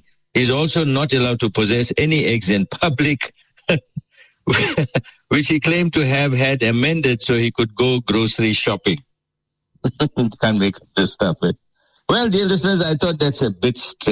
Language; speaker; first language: English; native; English